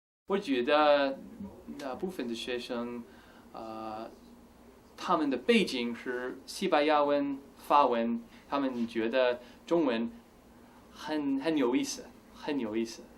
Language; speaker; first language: Chinese; non-native, fluent; English